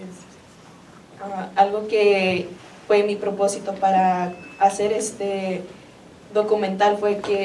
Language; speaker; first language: Spanish; early bilingual, heritage; Spanish